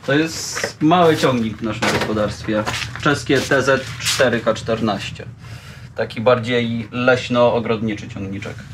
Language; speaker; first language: Polish; native; Polish